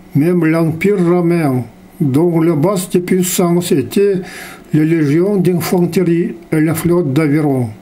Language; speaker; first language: French; non-native, fluent; Yakut